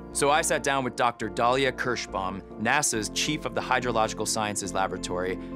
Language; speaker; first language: English; native; English